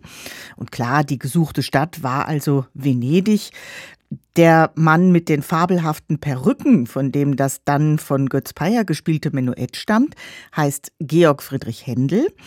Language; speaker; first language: German; native; German